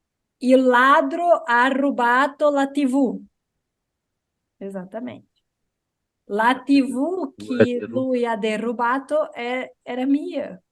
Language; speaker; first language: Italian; non-native, fluent; Portuguese